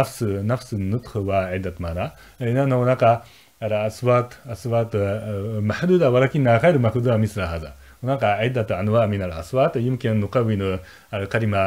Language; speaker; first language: Arabic; non-native, fluent; Japanese